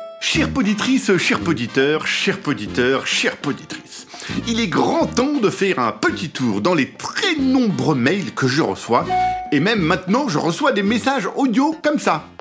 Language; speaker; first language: French; native; French